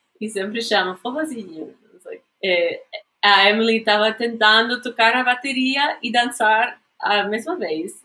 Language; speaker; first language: Portuguese; non-native, fluent; English